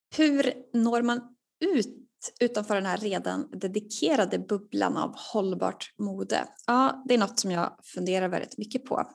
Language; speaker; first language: Swedish; native; Swedish